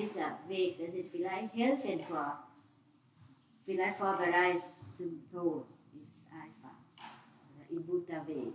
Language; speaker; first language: German; non-native, learner; Thai